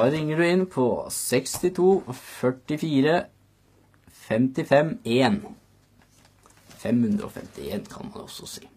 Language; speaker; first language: Norwegian; native; Norwegian